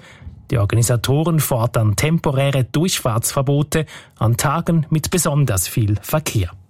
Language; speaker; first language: German; native; German